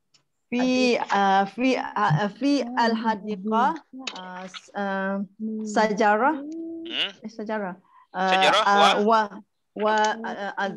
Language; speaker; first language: Arabic; non-native, learner; Malay